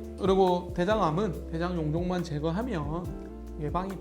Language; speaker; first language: Korean; native; Korean